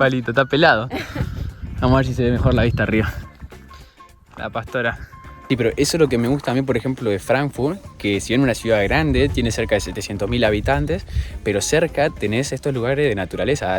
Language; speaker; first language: Spanish; native; Spanish